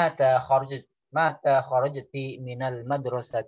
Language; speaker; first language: Arabic; non-native, learner; Indonesian